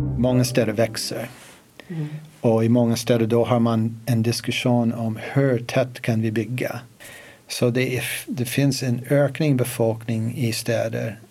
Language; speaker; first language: Swedish; non-native, fluent; English